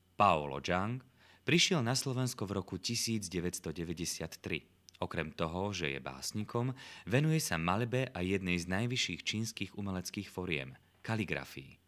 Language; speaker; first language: Slovak; native; Slovak